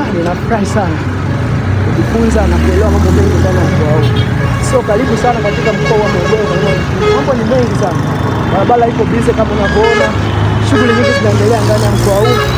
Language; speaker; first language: Swahili; native; Swahili